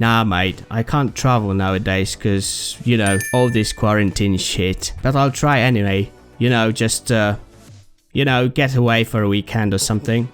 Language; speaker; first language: English; non-native, fluent; Polish